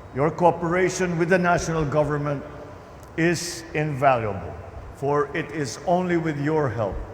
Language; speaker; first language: English; non-native, local second language; Filipino